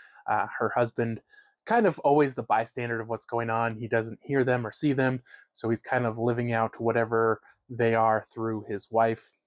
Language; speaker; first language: English; native; English